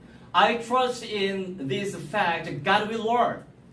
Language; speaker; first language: English; non-native, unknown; Korean